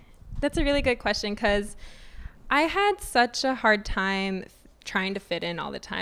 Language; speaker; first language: English; native; English